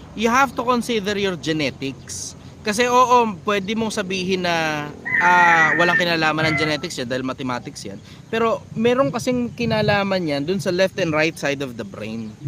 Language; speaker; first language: Filipino; native; Filipino